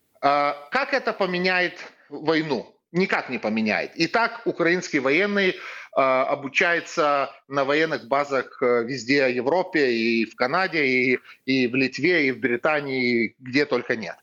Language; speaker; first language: Russian; non-native, fluent; Lithuanian